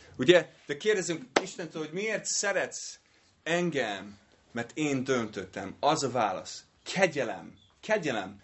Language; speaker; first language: Hungarian; non-native, fluent; English